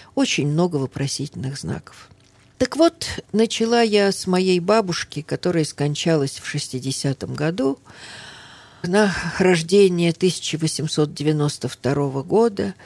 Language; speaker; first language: Russian; early bilingual, heritage; Russian